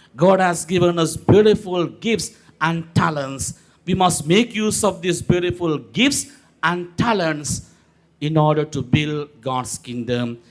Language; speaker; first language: English; non-native, local second language; Sinhala